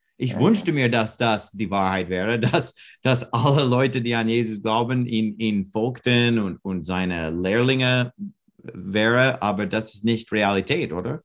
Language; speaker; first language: German; non-native, learner; English